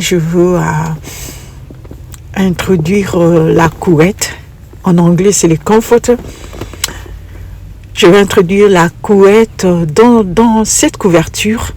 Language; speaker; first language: French; non-native, local second language; Lingala